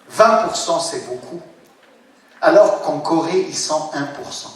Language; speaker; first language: French; non-native, local second language; Arabic